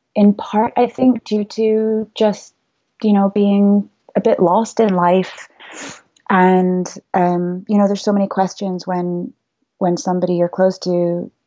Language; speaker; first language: English; native; English